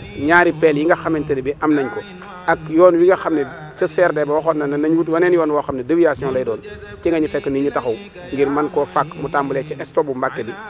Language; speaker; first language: Wolof; native; Wolof